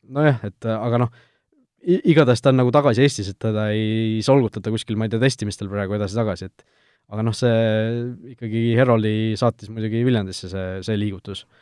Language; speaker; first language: Estonian; native; Estonian